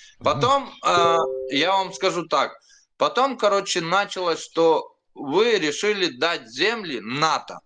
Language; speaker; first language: Russian; native; Russian